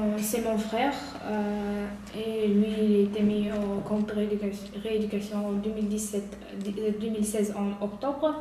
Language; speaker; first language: French; non-native, learner; Uyghur